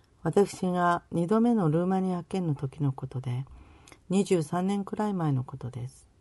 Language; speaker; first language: Japanese; native; Japanese